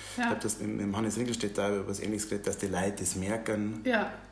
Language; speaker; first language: German; native; German